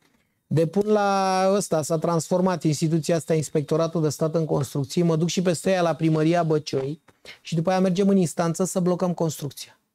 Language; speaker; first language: Romanian; native; Romanian